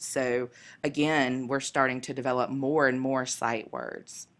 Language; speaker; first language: English; native; English